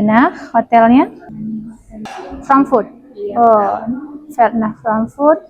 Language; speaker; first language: German; non-native, learner; Indonesian